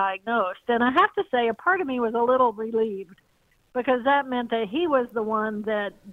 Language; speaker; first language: English; native; English